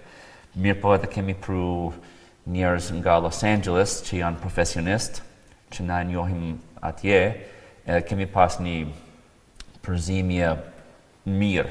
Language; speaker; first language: Albanian; non-native, fluent; English